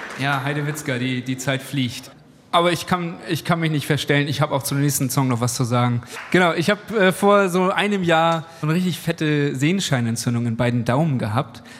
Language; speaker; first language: German; native; German